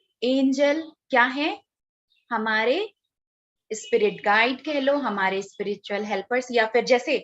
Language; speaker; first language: Hindi; native; Hindi